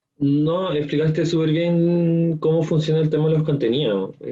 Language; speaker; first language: Spanish; native; Spanish